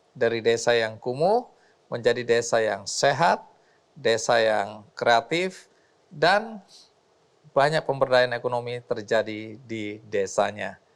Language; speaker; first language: Indonesian; native; Indonesian